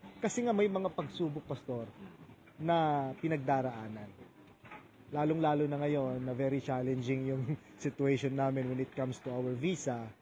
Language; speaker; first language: Filipino; native; Filipino